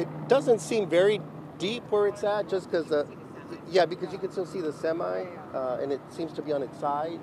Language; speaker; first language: English; early bilingual, other home language; Spanish